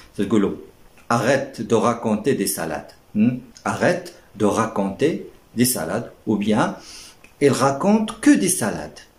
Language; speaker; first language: French; non-native, local second language; Arabic